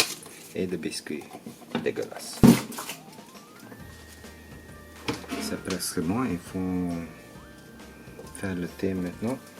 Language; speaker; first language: French; non-native, learner; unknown